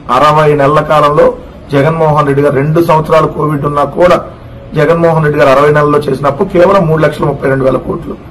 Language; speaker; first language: Telugu; native; Telugu